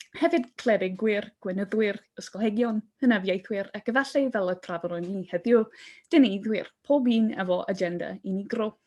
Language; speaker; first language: Welsh; non-native, fluent; English